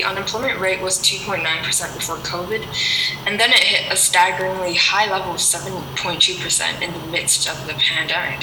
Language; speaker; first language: English; non-native, local second language; Cantonese